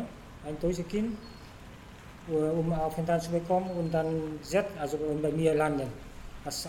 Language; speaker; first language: German; non-native, fluent; Vietnamese